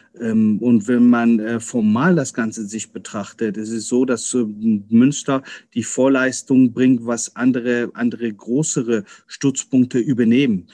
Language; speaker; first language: German; early bilingual, other home language; Persian